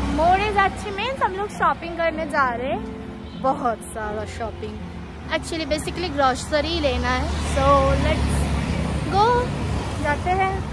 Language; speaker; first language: Hindi; non-native, local second language; Bangla